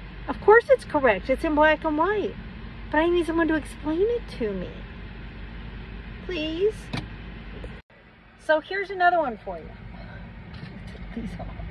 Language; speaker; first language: English; native; English